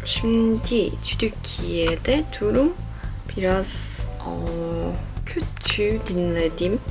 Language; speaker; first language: Turkish; non-native, learner; Korean